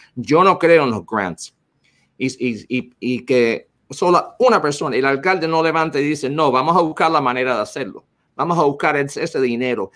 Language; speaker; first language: Spanish; early bilingual, heritage; Spanish